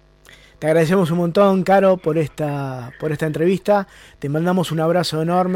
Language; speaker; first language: Spanish; native; Spanish